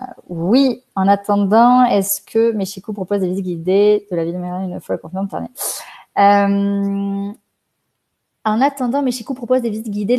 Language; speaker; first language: French; native; French